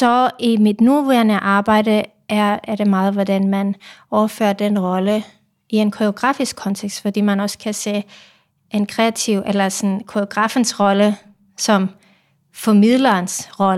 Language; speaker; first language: Danish; non-native, fluent; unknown